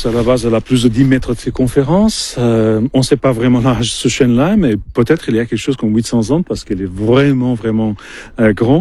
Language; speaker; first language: French; non-native, fluent; Portuguese